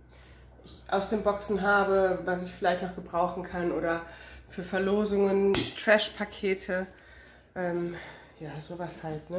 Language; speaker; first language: German; native; German